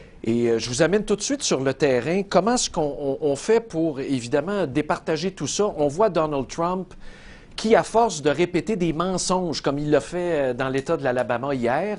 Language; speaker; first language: French; native; French